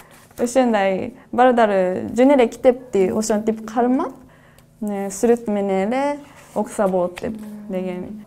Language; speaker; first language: Kyrgyz; non-native, fluent; Japanese